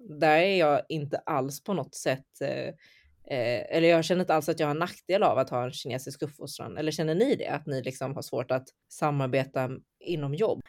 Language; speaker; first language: Swedish; early bilingual, other home language; Chinese